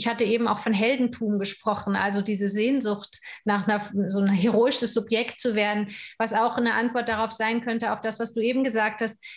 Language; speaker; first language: German; native; German